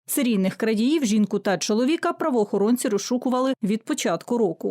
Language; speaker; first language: Ukrainian; native; Ukrainian